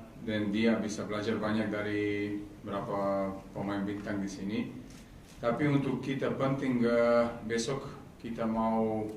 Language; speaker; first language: Indonesian; non-native, learner; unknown